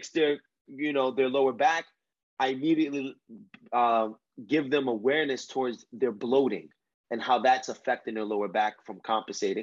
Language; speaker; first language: English; early bilingual, other home language; Spanish